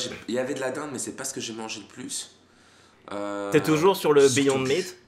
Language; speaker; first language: French; native; French